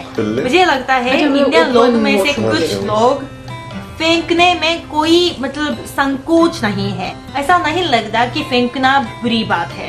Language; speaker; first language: Hindi; non-native, fluent; Japanese